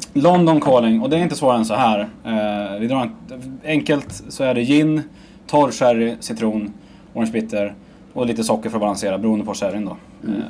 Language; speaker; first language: Swedish; native; Swedish